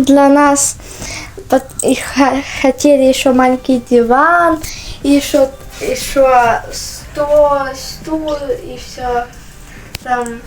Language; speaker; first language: Russian; early bilingual, heritage; Russian